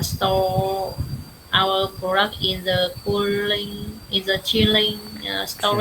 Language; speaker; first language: English; non-native, learner; Vietnamese